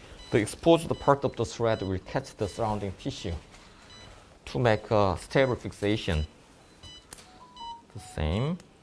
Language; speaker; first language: English; non-native, fluent; Korean